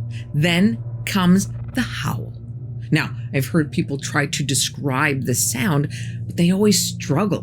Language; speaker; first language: English; native; English